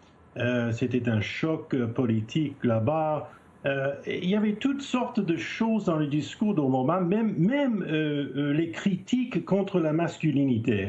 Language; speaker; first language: French; non-native, fluent; English